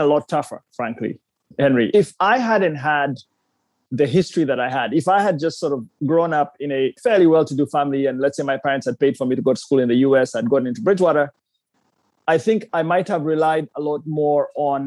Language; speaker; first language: English; non-native, local second language; Ganda